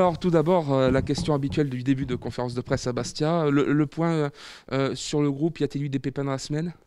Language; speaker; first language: French; native; French